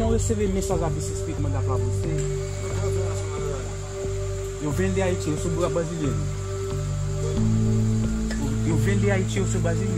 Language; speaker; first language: Portuguese; non-native, learner; Haitian Creole